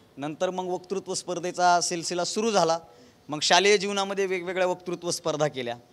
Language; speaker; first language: Marathi; native; Marathi